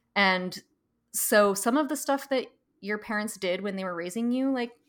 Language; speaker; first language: English; early bilingual, other home language; Thai